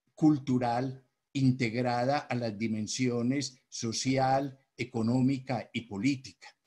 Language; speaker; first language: Spanish; native; Spanish